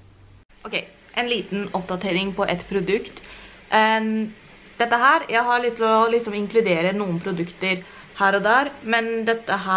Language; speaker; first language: Norwegian; native; Norwegian